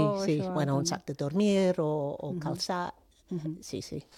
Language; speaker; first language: Catalan; non-native, fluent; English